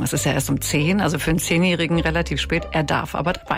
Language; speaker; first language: German; native; German